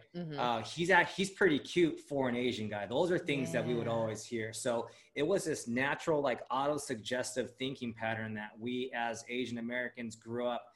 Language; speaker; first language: English; early bilingual, other home language; Japanese